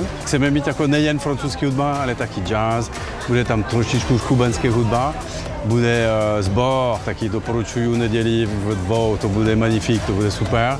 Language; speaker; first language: Czech; non-native, learner; French